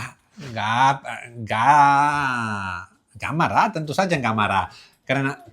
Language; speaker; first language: Indonesian; non-native, learner; Catalan